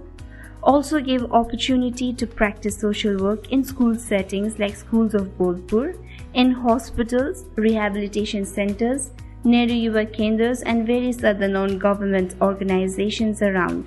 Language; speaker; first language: English; non-native, local second language; Nepali